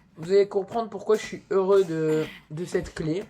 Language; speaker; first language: French; native; French